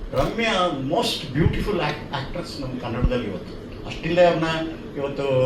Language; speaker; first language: Kannada; native; Kannada